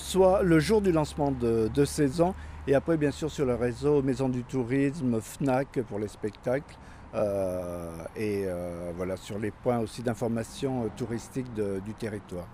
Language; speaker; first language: French; native; French